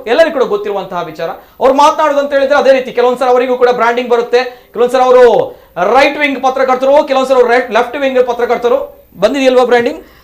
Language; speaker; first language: Kannada; non-native, local second language; Tulu